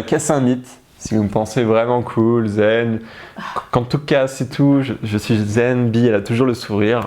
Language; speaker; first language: French; native; French